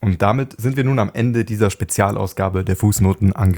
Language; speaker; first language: German; native; German